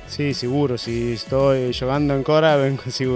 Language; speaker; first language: Italian; non-native, fluent; Spanish